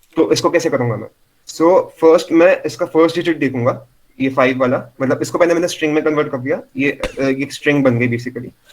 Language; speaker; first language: Hindi; non-native, local second language; Marathi